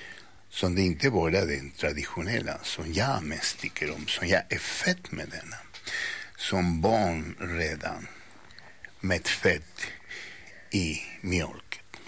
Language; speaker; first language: Swedish; non-native, fluent; Spanish